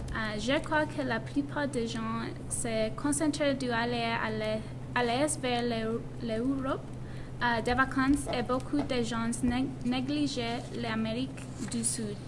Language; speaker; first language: French; non-native, learner; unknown